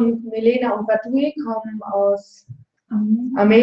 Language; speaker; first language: German; non-native, learner; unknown